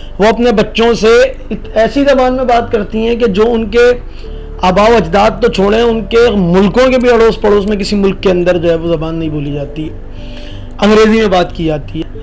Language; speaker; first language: Urdu; native; Urdu